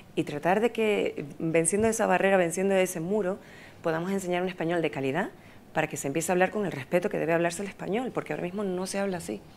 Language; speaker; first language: Spanish; native; Spanish